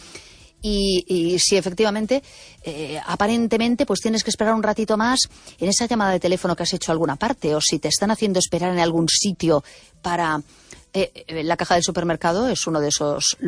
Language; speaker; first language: Spanish; native; Spanish